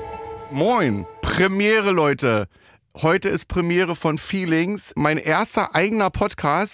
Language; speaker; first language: German; native; German